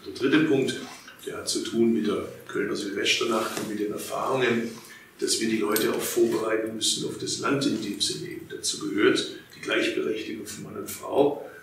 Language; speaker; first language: German; early bilingual, other home language; Turkish